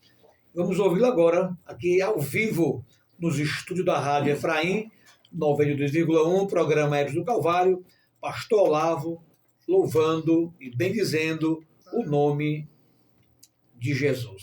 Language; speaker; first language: Portuguese; native; Portuguese